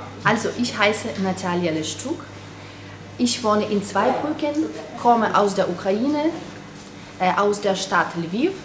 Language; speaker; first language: German; non-native, fluent; Ukrainian